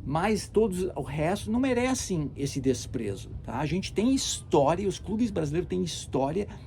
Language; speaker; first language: Portuguese; early bilingual, heritage; Portuguese